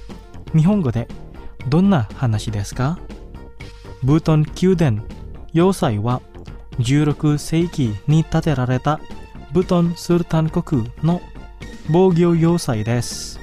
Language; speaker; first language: Japanese; non-native, fluent; Indonesian